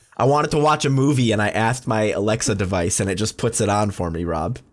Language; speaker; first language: English; native; English